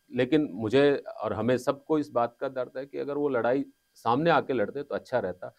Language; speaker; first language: Hindi; native; Hindi